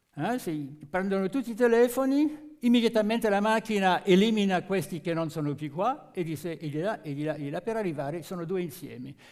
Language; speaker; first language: Italian; non-native, fluent; French